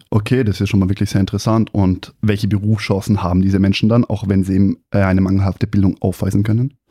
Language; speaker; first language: German; native; German